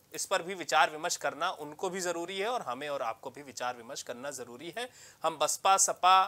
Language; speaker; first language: Hindi; native; Hindi